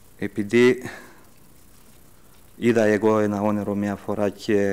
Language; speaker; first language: Greek; early bilingual, heritage; Greek